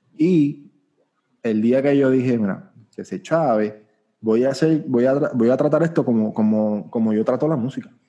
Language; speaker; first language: Spanish; native; Spanish